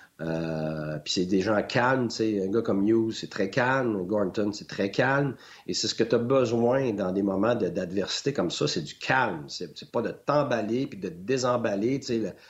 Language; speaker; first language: French; native; French